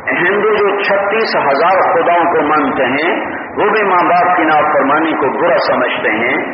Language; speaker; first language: Urdu; non-native, local second language; Punjabi